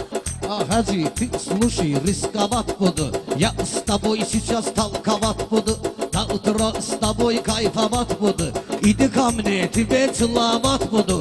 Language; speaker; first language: Russian; non-native, learner; Talysh